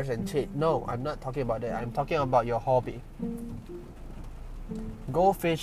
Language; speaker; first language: English; non-native, local second language; Malay